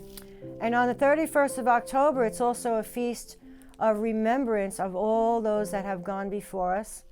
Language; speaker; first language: English; native; English